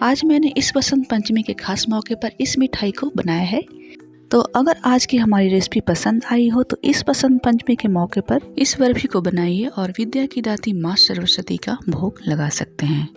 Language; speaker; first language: Hindi; native; Hindi